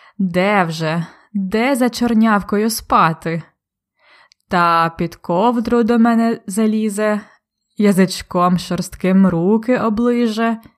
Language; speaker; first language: Ukrainian; native; Ukrainian